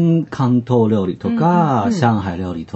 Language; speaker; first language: Japanese; non-native, fluent; Chinese